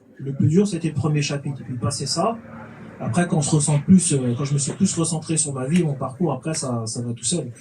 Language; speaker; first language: French; native; French